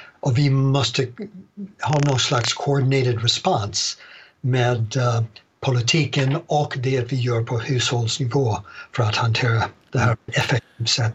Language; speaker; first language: Swedish; non-native, fluent; English